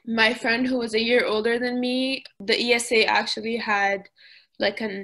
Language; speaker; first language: English; early bilingual, other home language; Arabic